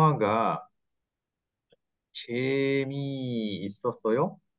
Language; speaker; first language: Korean; non-native, learner; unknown